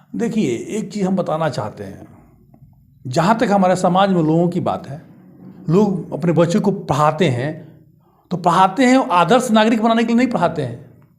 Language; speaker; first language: Hindi; native; Hindi